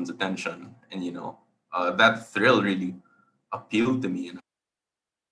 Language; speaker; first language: English; non-native, local second language; Filipino